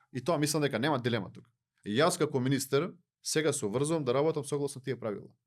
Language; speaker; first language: Macedonian; native; Macedonian